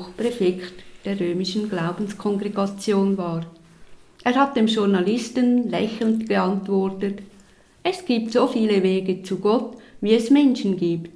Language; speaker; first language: German; native; German